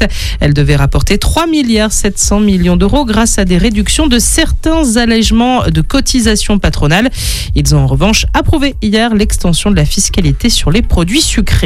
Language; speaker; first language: French; native; French